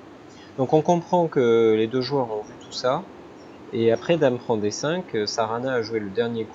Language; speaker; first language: French; native; French